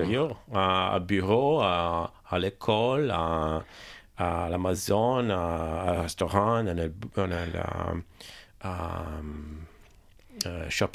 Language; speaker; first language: French; non-native, learner; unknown